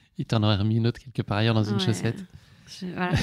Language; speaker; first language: French; native; French